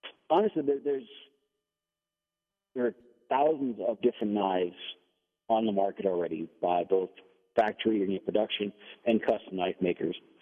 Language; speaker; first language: English; non-native, fluent; Danish